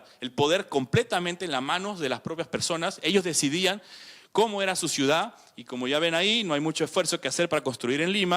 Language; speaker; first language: Spanish; native; Spanish